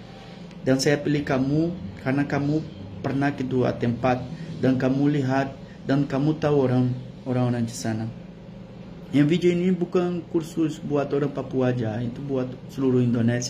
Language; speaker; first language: Indonesian; non-native, fluent; Portuguese